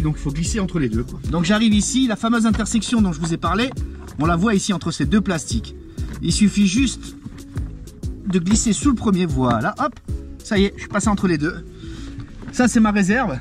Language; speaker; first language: French; native; French